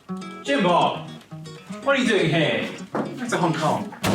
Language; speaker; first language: English; native; English